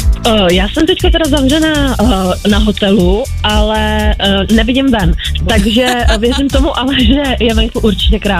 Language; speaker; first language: Czech; native; Czech